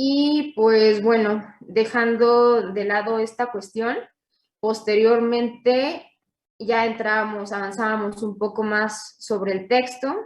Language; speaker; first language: Spanish; native; Spanish